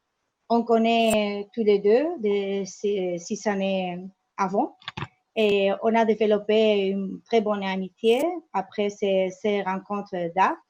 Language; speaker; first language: French; non-native, learner; Spanish